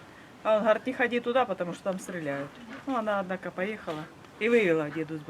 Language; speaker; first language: Russian; native; Russian